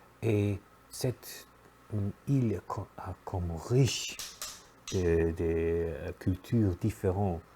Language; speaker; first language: French; non-native, fluent; German